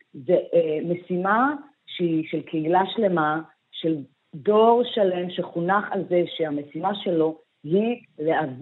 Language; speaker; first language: Hebrew; early bilingual, other home language; Amharic